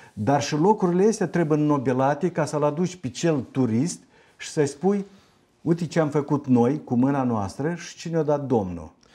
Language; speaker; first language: Romanian; native; Romanian